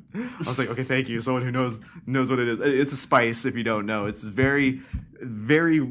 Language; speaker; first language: English; early bilingual, other home language; Persian